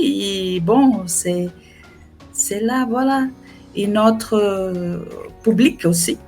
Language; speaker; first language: French; non-native, fluent; Portuguese